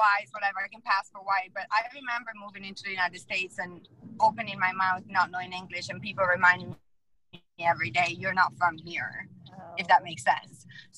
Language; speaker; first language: English; non-native, fluent; Italian